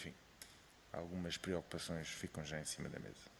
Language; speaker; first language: Portuguese; native; Portuguese